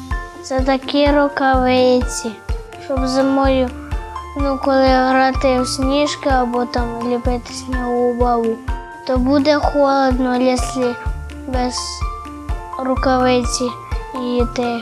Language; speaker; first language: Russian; non-native, local second language; Ukrainian